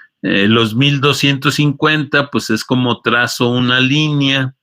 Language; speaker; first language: Spanish; native; Spanish